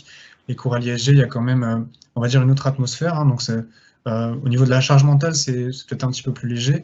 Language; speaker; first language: French; native; French